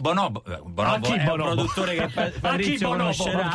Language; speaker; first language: Italian; native; Italian